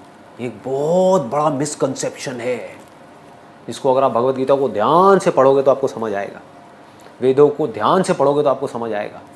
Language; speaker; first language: Hindi; native; Hindi